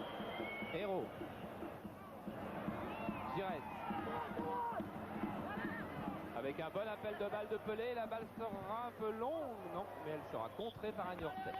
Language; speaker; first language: French; native; French